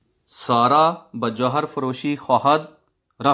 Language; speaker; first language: Persian; non-native, fluent; Urdu